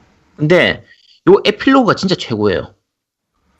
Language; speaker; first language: Korean; native; Korean